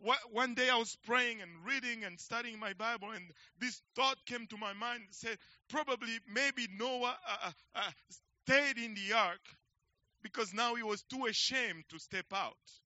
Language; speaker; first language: English; non-native, fluent; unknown